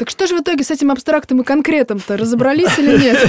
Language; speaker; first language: Russian; native; Russian